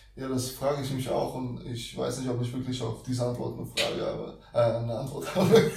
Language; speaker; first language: German; early bilingual, other home language; Russian